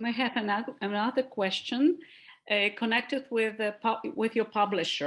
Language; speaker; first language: English; non-native, fluent; Polish